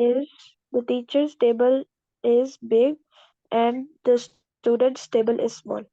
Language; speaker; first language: English; non-native, local second language; Urdu